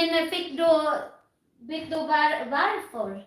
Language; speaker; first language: Swedish; non-native, fluent; Filipino